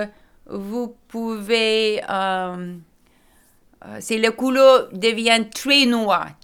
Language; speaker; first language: French; non-native, learner; Lithuanian